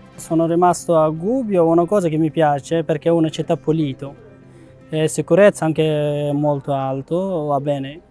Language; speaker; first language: Italian; non-native, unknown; Persian